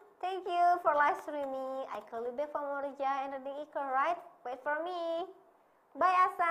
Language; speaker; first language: English; non-native, learner; Indonesian